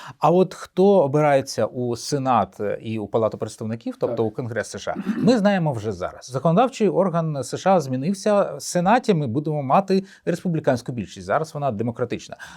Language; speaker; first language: Ukrainian; native; Ukrainian